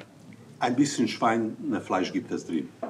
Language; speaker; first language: German; non-native, fluent; Hungarian